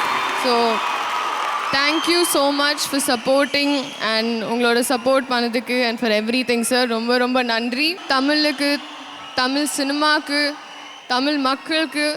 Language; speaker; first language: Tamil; non-native, fluent; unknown